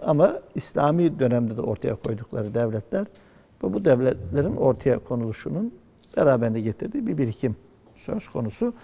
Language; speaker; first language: Turkish; native; Turkish